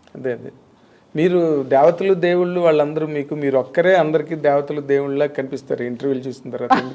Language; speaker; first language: Telugu; native; Telugu